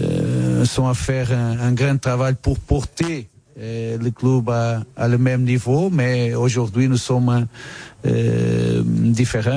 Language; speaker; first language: French; non-native, fluent; Portuguese